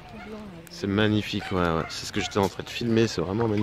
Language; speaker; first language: French; native; French